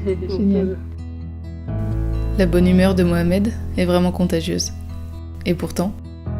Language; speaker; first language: French; native; French